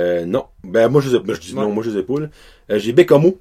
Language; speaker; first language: French; native; French